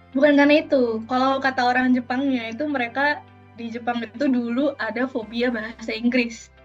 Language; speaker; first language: Indonesian; native; Indonesian